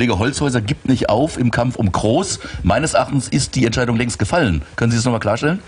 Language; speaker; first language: German; native; German